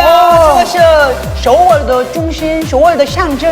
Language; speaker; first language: Chinese; non-native, learner; Korean